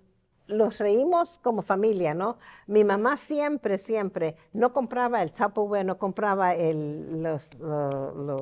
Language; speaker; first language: Spanish; early bilingual, heritage; Spanish